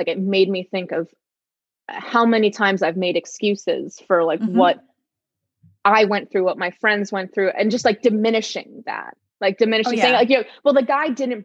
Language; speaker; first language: English; native; English